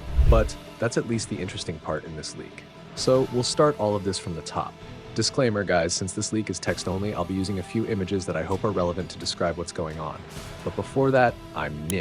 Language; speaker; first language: English; non-native, fluent; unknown